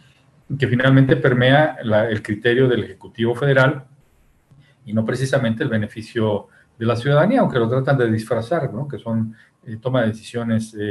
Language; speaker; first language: Spanish; native; Spanish